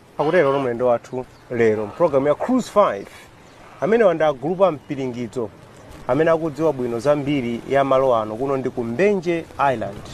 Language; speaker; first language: Nyanja; native; Nyanja